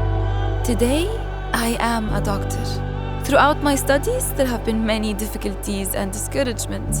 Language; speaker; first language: English; non-native, fluent; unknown